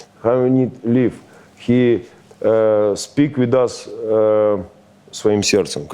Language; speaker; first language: English; non-native, learner; Russian